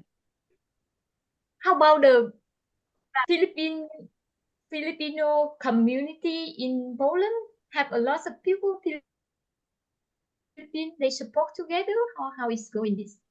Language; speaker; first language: English; non-native, learner; Vietnamese